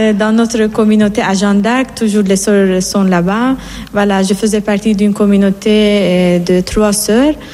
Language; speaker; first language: French; non-native, fluent; Persian